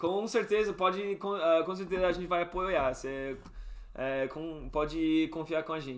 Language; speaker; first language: Portuguese; non-native, fluent; English